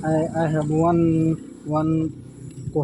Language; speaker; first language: English; non-native, learner; Hindi